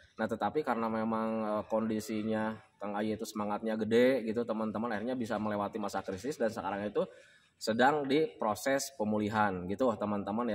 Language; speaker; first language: Indonesian; native; Indonesian